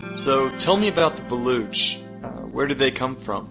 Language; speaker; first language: English; native; English